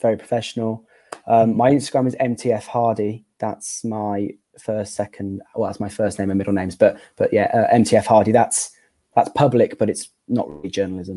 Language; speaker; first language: English; native; English